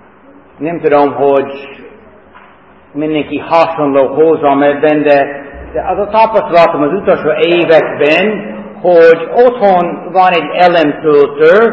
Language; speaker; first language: Hungarian; non-native, fluent; English